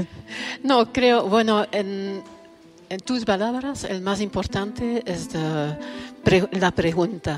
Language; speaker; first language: Spanish; non-native, fluent; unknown